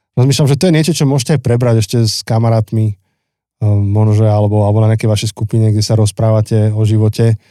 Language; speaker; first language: Slovak; native; Slovak